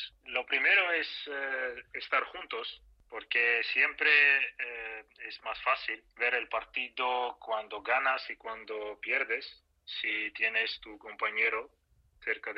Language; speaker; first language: Spanish; non-native, fluent; Russian